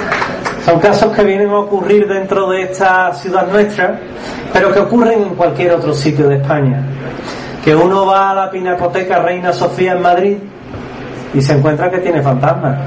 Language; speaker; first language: Spanish; native; Spanish